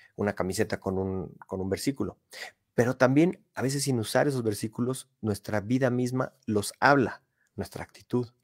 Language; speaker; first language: Spanish; native; Spanish